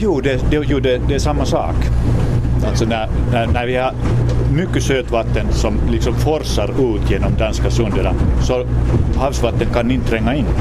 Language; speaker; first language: Swedish; non-native, local second language; Finnish